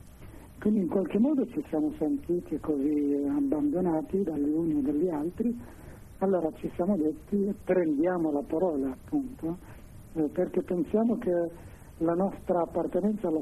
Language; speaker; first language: Italian; non-native, fluent; Arabic